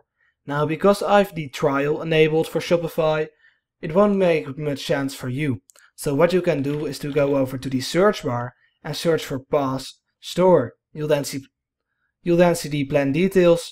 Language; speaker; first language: English; non-native, fluent; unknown